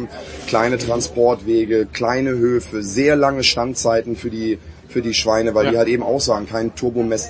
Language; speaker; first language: German; native; German